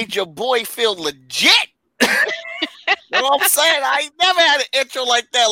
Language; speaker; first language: English; native; English